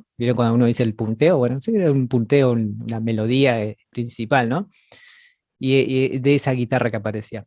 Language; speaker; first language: Spanish; native; Spanish